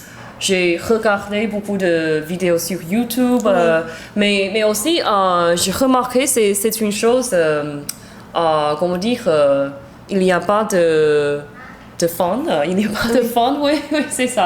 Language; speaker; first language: French; non-native, learner; Chinese